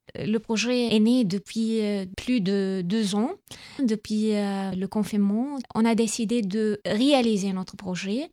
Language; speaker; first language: French; non-native, local second language; Arabic